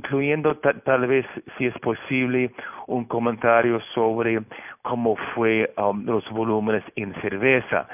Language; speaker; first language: Spanish; non-native, fluent; Portuguese